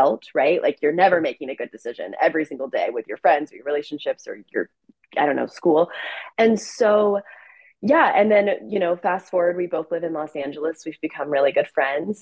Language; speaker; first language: English; native; English